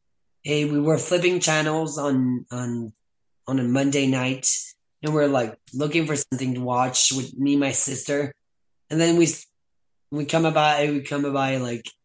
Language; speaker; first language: English; non-native, fluent; French